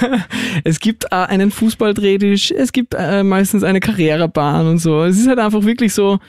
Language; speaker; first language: German; native; German